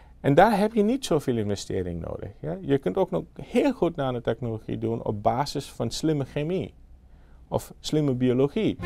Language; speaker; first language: Dutch; non-native, fluent; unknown